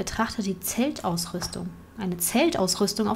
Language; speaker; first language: German; native; German